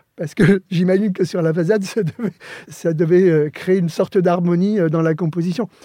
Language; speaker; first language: French; early bilingual, other home language; Spanish